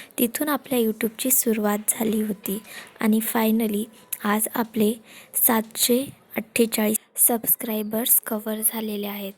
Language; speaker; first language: Marathi; non-native, local second language; Lambadi